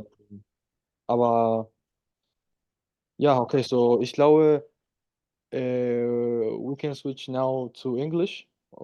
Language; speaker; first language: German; non-native, fluent; Spanish